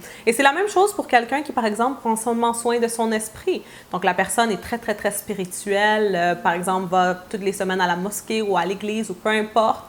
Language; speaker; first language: French; native; French